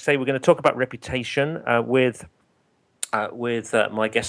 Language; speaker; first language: English; native; English